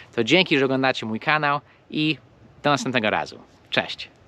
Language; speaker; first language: Polish; non-native, fluent; English